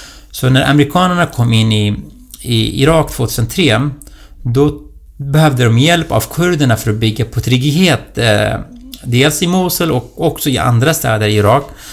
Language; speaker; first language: Swedish; non-native, fluent; Kurdish